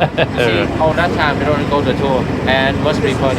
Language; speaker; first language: English; non-native, learner; Vietnamese